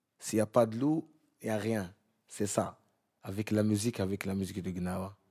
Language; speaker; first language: French; non-native, learner; Arabic